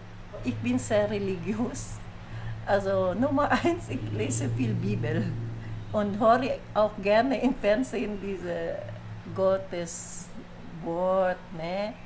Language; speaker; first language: German; non-native, learner; Filipino